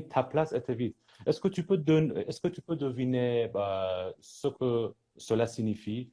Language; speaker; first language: French; non-native, fluent; Persian